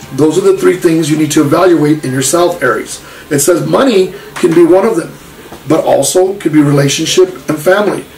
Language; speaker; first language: English; early bilingual, other home language; Spanish